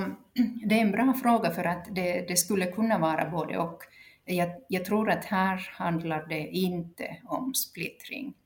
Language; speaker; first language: Swedish; non-native, local second language; Finnish